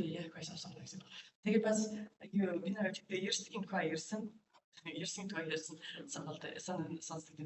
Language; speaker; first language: Mongolian; non-native, learner; English